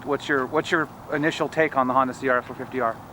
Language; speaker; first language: English; native; English